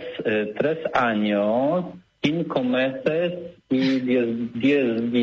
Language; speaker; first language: Spanish; non-native, learner; Polish